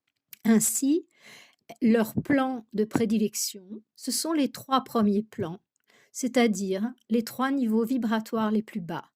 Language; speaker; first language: French; native; French